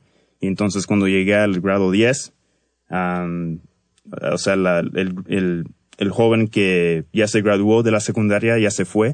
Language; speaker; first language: Spanish; early bilingual, heritage; Spanish